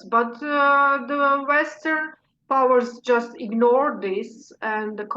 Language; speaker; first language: English; non-native, fluent; Serbian